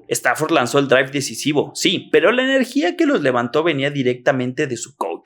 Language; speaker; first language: Spanish; native; Spanish